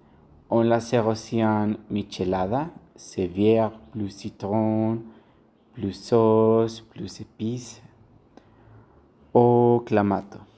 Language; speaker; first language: French; non-native, learner; Spanish